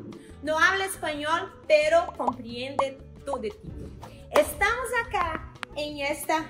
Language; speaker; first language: Spanish; non-native, learner; Portuguese